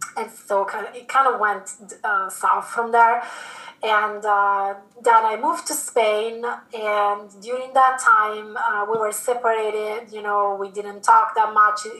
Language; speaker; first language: English; non-native, fluent; Italian